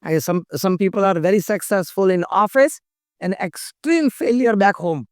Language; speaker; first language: English; non-native, local second language; Gujarati